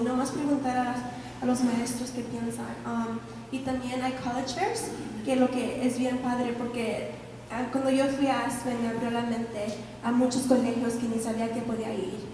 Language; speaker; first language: Spanish; early bilingual, heritage; Spanish